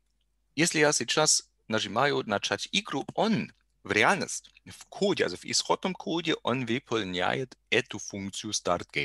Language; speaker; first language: Russian; non-native, learner; German